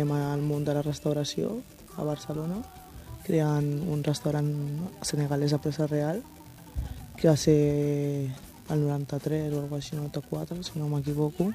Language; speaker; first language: Catalan; early bilingual, other home language; Wolof